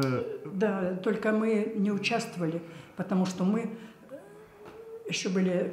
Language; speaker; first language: Russian; native; Russian